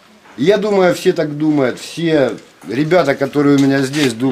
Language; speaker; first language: Russian; native; Russian